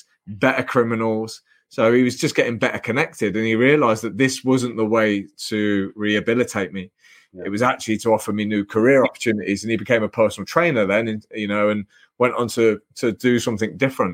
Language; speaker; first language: English; native; English